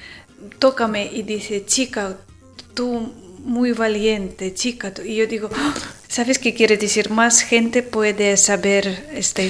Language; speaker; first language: Spanish; non-native, learner; Ukrainian